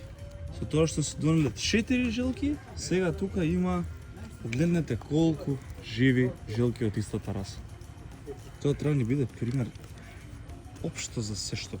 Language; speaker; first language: Macedonian; native; Macedonian